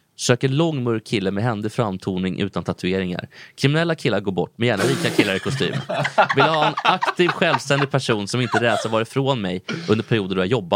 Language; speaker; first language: Swedish; native; Swedish